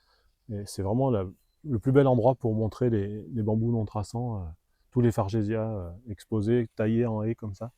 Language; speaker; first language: French; native; French